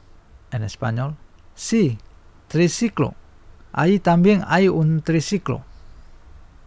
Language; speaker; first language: Spanish; non-native, fluent; Indonesian